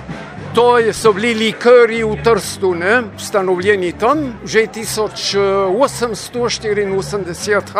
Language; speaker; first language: Slovenian; early bilingual, heritage; Slovenian